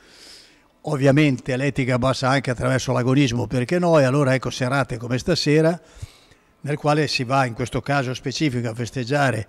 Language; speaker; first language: Italian; native; Italian